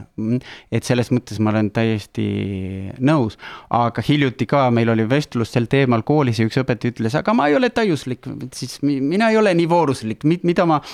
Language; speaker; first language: Estonian; non-native, fluent; Spanish